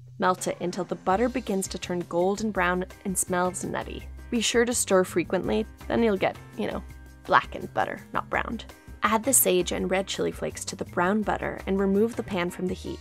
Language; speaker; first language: English; native; English